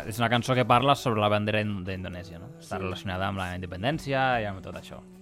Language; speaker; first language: Catalan; native; Catalan